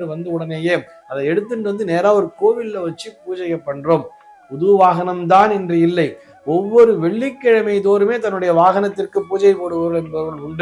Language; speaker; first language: Tamil; native; Tamil